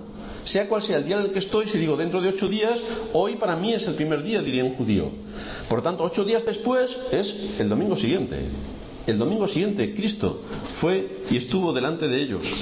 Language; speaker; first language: Spanish; native; Spanish